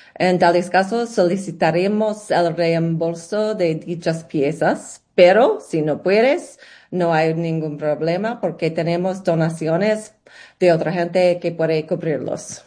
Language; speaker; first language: Spanish; non-native, learner; English